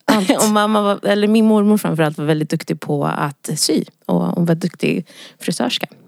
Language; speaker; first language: Swedish; early bilingual, other home language; Wolof